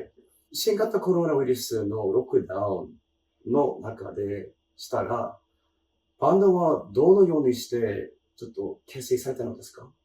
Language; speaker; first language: Japanese; non-native, learner; English